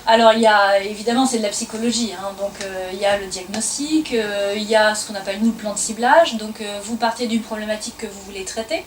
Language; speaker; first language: French; native; French